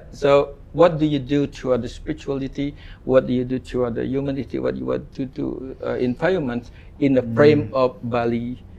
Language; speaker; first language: English; non-native, fluent; Indonesian